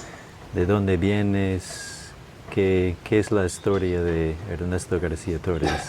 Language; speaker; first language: Spanish; non-native, fluent; English